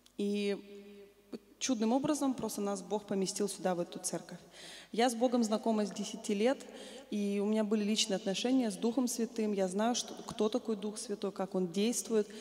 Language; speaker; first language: Russian; native; Russian